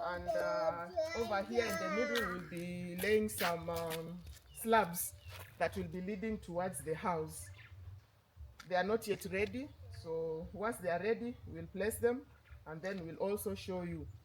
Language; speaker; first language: English; non-native, local second language; Swahili